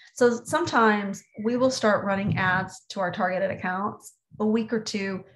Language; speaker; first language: English; native; English